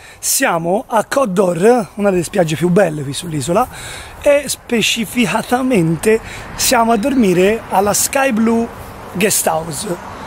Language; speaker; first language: Italian; native; Italian